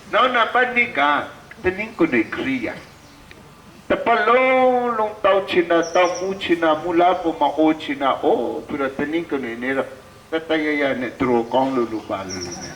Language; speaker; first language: Burmese; non-native, local second language; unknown